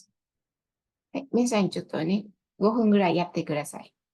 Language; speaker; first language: Japanese; non-native, fluent; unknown